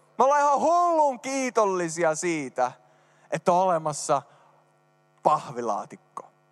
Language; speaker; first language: Finnish; early bilingual, heritage; Finnish